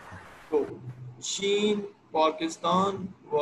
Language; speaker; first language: Persian; non-native, learner; Urdu